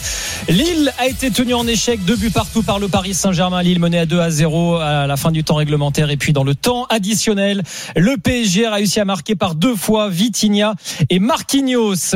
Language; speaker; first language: French; native; French